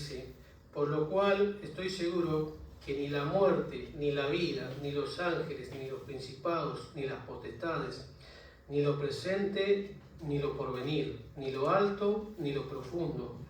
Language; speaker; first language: Spanish; native; Spanish